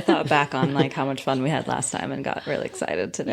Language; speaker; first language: English; native; English